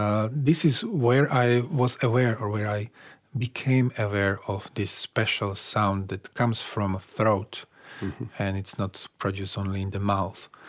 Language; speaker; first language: English; non-native, fluent; Slovak